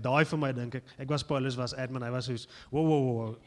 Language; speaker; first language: English; non-native, local second language; Afrikaans